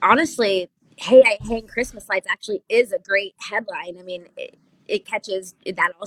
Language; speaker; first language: English; native; English